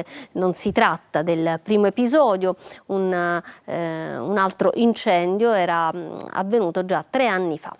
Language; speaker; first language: Italian; native; Italian